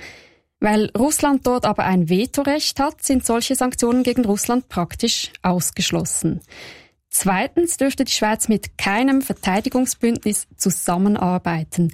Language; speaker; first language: German; native; German